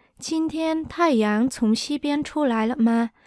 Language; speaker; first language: Chinese; non-native, fluent; Vietnamese